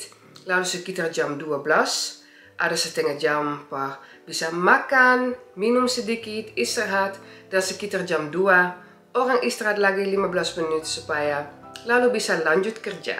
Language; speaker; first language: Indonesian; early bilingual, heritage; Indonesian